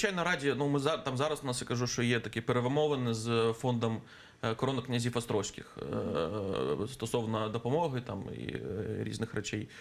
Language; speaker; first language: Ukrainian; native; Ukrainian